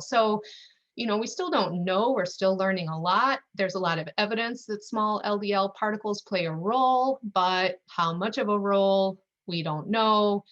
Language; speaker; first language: English; native; English